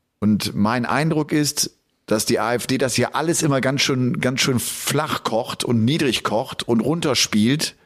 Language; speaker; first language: German; native; German